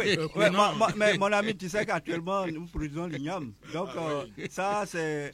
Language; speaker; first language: French; non-native, local second language; Baoulé